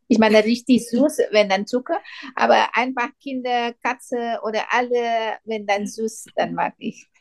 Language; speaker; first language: German; non-native, learner; Indonesian